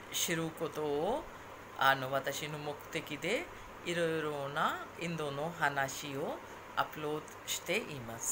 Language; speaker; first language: Japanese; non-native, fluent; Hindi